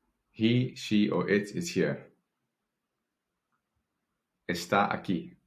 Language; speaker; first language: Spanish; non-native, fluent; English